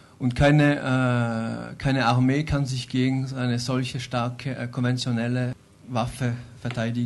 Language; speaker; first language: German; non-native, local second language; French